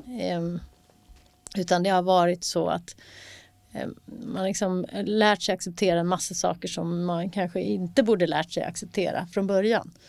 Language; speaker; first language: Swedish; native; Swedish